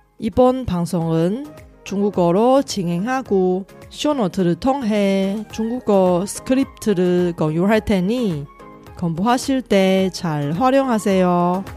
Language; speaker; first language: Korean; non-native, fluent; Chinese